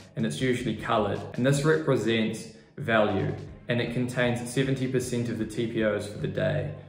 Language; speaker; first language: English; native; English